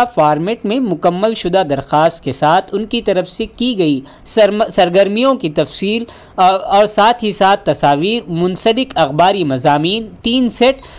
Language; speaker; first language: Urdu; native; Urdu